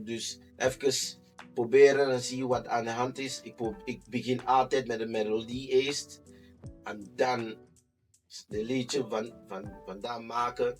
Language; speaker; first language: Dutch; non-native, fluent; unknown